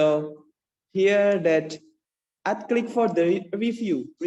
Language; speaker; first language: English; non-native, learner; Indonesian